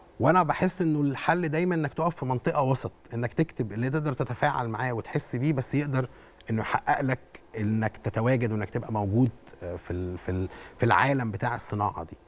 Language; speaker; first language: Arabic; native; Arabic